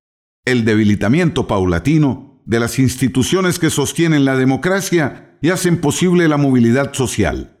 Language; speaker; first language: Spanish; native; Spanish